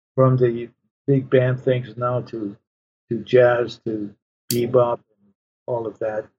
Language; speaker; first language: English; early bilingual, other home language; Polish